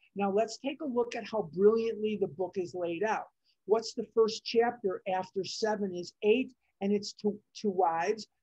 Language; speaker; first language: English; native; English